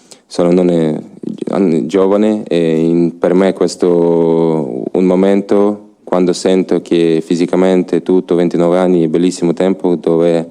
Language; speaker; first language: Italian; non-native, learner; Ukrainian